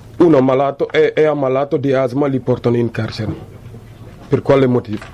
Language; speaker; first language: Italian; non-native, fluent; Wolof